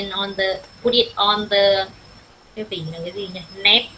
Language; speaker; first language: English; non-native, learner; Vietnamese